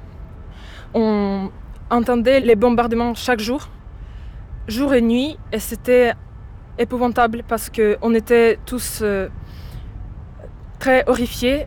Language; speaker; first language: French; non-native, fluent; Ukrainian